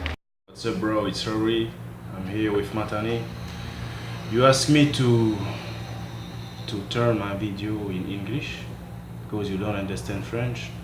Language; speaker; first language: English; non-native, local second language; French